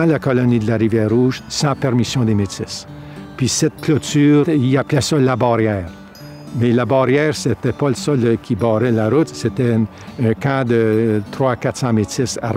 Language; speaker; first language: French; native; French